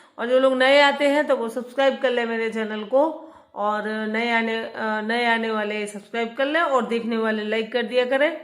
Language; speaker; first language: Hindi; native; Hindi